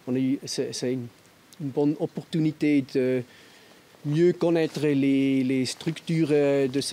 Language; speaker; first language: French; non-native, local second language; German